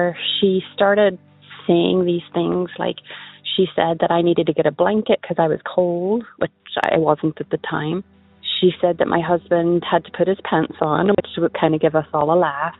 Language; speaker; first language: English; native; English